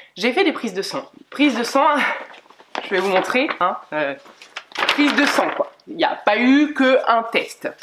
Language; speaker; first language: French; native; French